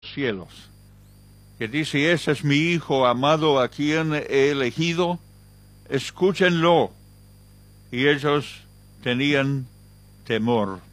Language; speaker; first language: Spanish; non-native, fluent; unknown